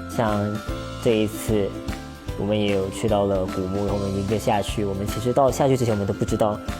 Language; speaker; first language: Chinese; early bilingual, heritage; Chinese